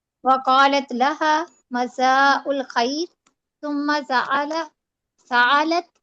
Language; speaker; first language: Arabic; non-native, learner; Urdu